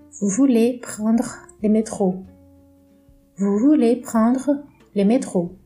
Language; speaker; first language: French; non-native, fluent; Portuguese